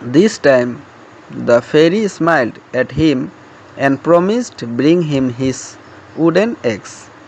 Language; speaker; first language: English; non-native, local second language; Assamese